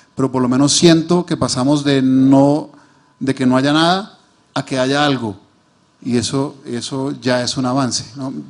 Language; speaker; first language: Spanish; native; Spanish